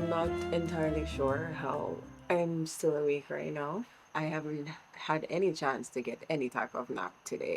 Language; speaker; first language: English; native; English